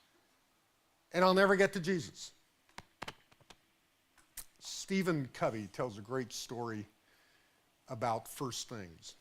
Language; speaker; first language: English; native; English